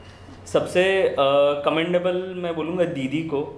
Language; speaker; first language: Hindi; non-native, local second language; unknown